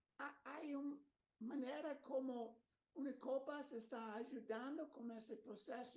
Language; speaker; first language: Spanish; non-native, learner; Portuguese